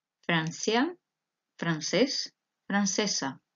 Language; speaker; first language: Spanish; non-native, fluent; Croatian